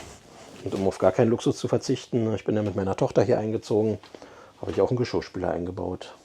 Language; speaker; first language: German; native; German